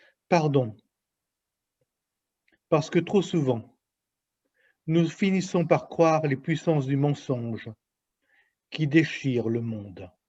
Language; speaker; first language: French; native; French